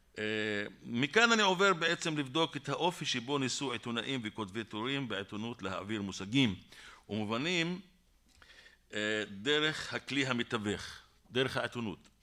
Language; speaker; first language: Hebrew; non-native, local second language; Arabic